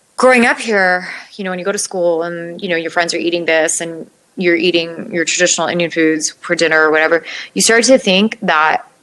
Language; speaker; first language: English; native; English